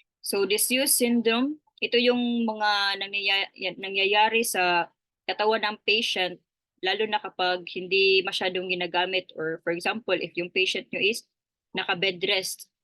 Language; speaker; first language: Filipino; native; Filipino